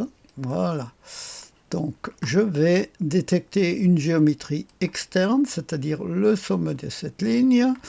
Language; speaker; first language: French; native; French